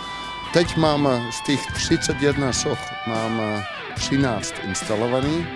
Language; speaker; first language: Czech; non-native, fluent; Dutch